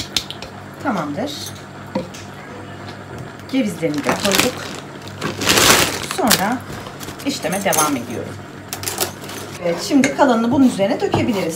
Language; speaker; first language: Turkish; native; Turkish